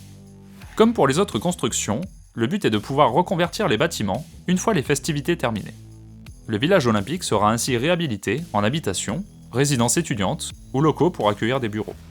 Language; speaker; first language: French; native; French